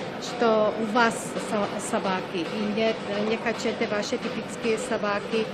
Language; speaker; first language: Russian; non-native, learner; Czech